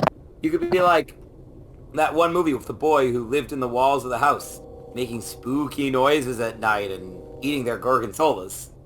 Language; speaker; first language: English; native; English